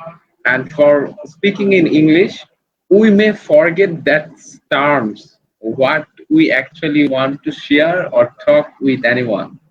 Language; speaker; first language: English; non-native, learner; Bangla